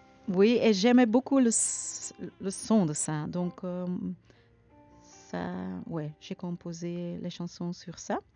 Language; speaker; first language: French; non-native, learner; Dutch